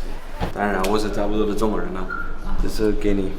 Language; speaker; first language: Chinese; non-native, learner; Dutch